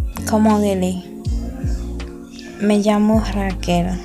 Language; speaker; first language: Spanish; non-native, learner; Haitian Creole